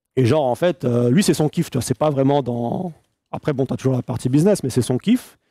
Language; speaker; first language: French; native; French